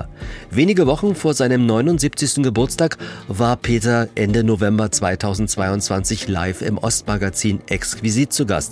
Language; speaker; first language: German; native; German